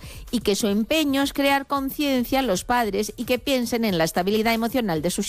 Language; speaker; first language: Spanish; native; Spanish